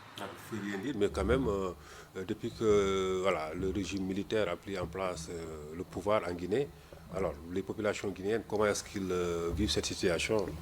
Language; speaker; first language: French; non-native, local second language; Wolof